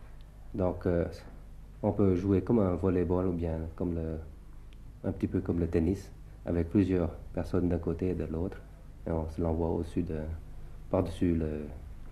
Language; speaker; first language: French; early bilingual, other home language; Thai